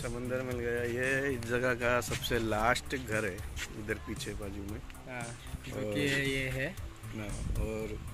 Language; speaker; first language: Hindi; non-native, local second language; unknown